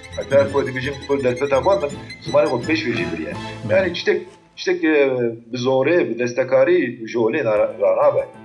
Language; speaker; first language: Kurdish; native; Kurdish